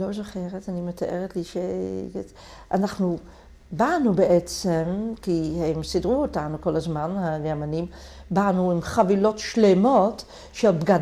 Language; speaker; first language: Hebrew; non-native, fluent; Dutch